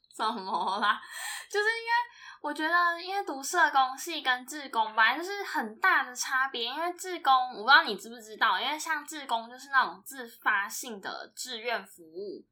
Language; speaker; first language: Chinese; native; Chinese